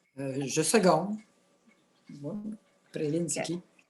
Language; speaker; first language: French; native; French